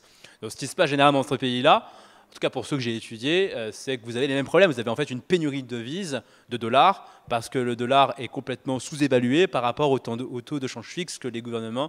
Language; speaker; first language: French; native; French